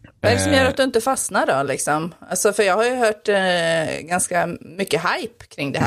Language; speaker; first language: Swedish; native; Swedish